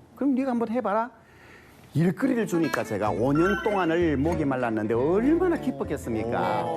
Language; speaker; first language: Korean; native; Korean